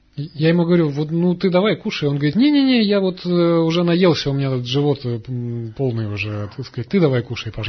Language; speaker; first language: Russian; native; Russian